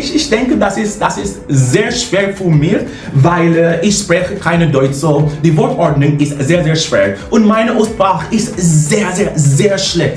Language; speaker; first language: German; non-native, learner; English